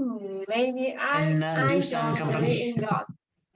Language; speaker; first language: English; non-native, learner; Vietnamese